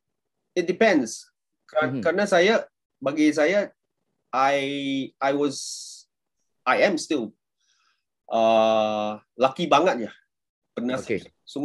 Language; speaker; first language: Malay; non-native, local second language; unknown